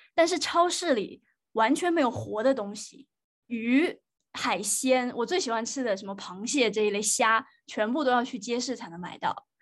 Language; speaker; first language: Chinese; native; Chinese